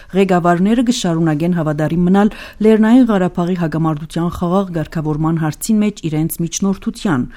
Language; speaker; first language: Armenian; early bilingual, heritage; Armenian